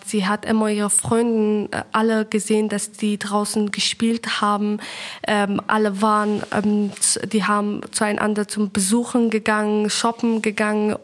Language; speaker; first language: German; non-native, learner; Persian